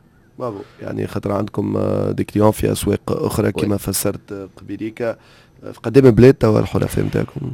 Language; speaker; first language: Arabic; native; Arabic